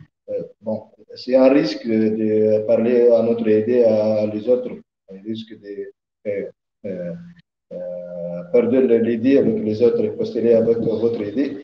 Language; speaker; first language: French; non-native, learner; Arabic